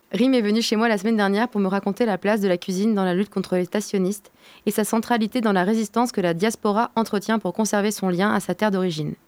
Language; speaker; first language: French; native; French